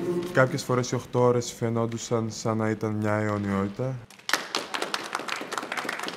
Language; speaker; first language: Greek; native; Greek